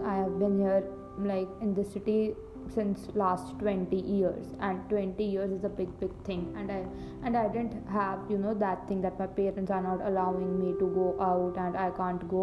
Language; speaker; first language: English; non-native, local second language; Punjabi